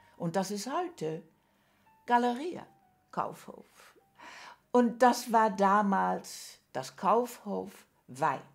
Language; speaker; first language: German; early bilingual, heritage; German